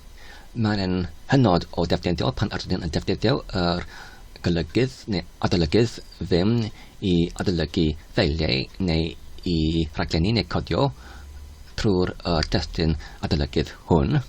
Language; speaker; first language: Welsh; non-native, learner; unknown